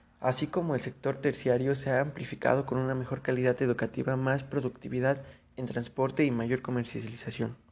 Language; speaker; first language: Spanish; native; Spanish